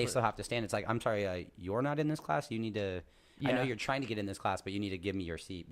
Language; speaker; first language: English; native; English